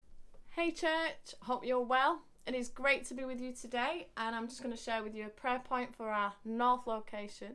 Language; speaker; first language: English; native; English